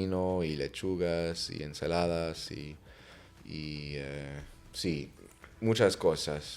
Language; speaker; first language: Spanish; non-native, fluent; English